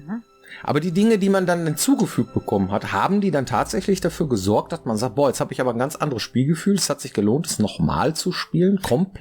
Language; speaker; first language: German; native; German